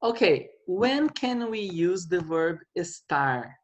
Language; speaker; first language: English; non-native, fluent; Portuguese